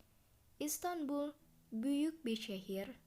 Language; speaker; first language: Turkish; non-native, fluent; Indonesian